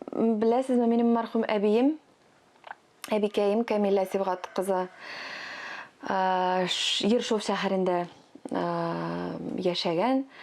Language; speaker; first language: Tatar; non-native, local second language; Russian